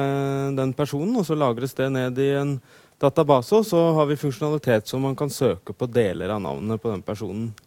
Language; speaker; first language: Norwegian; native; Norwegian